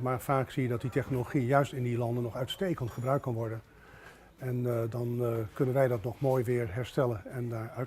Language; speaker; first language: Dutch; native; Dutch